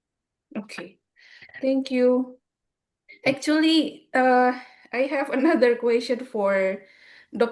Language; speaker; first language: English; non-native, fluent; Indonesian